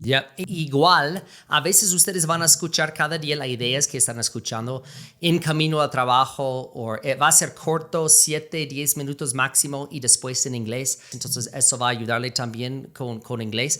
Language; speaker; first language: Spanish; non-native, fluent; English